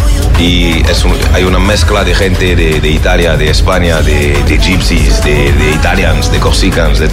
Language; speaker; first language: Spanish; non-native, learner; French